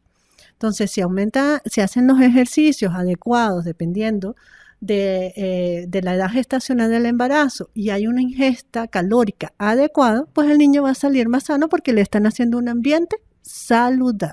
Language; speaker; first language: Spanish; native; Spanish